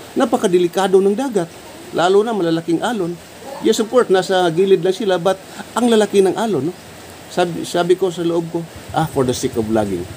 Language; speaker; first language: Filipino; non-native, local second language; Cebuano